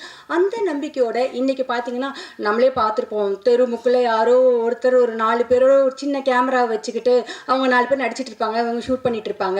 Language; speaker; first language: Tamil; native; Tamil